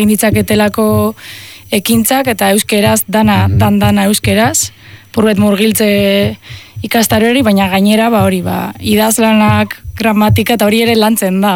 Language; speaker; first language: Basque; native; Basque